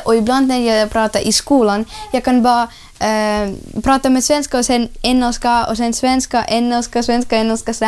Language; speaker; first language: Swedish; non-native, learner; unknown